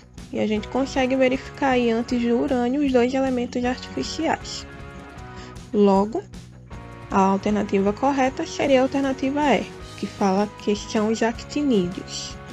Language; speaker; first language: Portuguese; native; Portuguese